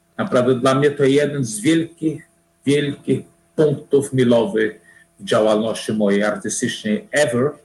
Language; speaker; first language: Polish; non-native, fluent; Portuguese